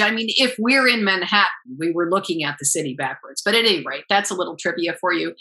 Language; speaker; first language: English; native; English